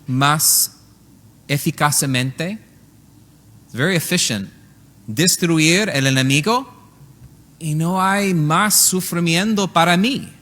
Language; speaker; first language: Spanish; non-native, learner; English